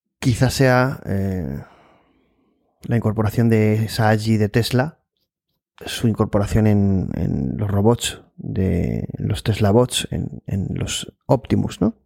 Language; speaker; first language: Spanish; native; Spanish